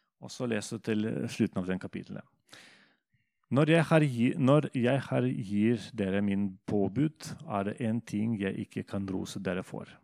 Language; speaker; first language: Norwegian; non-native, fluent; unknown